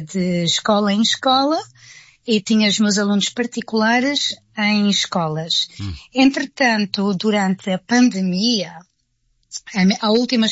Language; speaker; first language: Portuguese; native; Portuguese